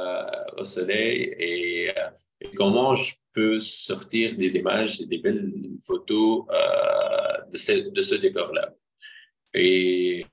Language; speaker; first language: French; non-native, fluent; Arabic